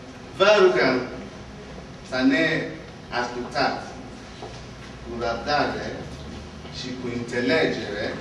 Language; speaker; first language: Romanian; non-native, learner; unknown